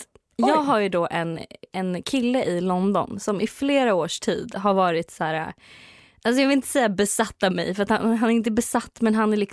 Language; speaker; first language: Swedish; native; Swedish